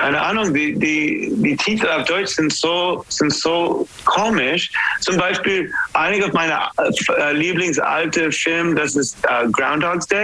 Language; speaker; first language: German; non-native, learner; English